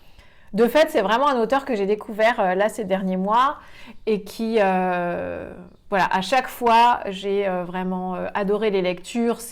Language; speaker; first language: French; native; French